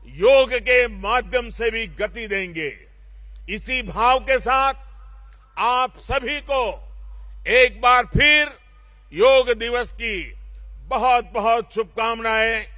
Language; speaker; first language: Hindi; non-native, local second language; Gujarati